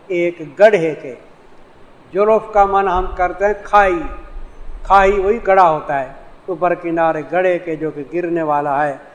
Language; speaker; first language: Urdu; non-native, local second language; Saraiki